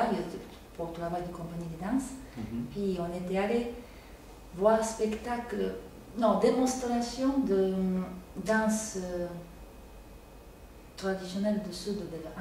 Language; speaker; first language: French; non-native, learner; Japanese